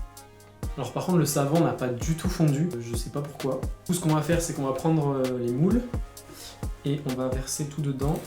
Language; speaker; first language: French; native; French